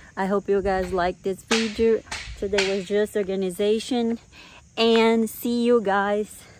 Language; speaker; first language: English; non-native, fluent; Portuguese